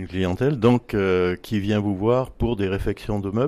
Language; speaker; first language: French; native; French